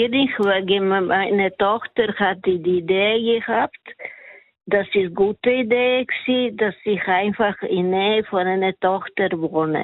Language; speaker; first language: German; non-native, fluent; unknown